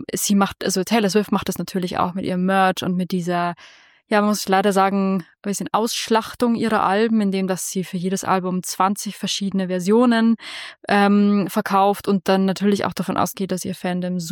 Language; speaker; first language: German; native; German